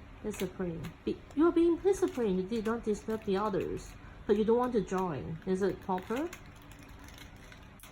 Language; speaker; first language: English; non-native, local second language; Cantonese